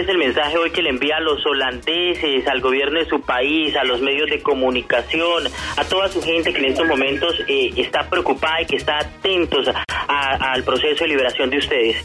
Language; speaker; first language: Spanish; native; Spanish